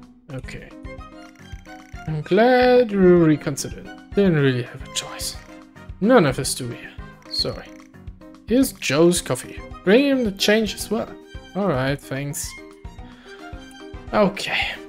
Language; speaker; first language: English; non-native, fluent; German